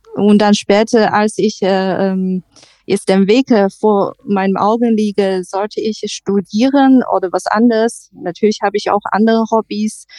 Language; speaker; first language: German; non-native, learner; Chinese